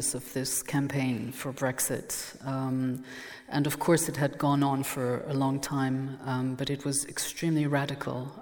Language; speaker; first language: English; non-native, fluent; French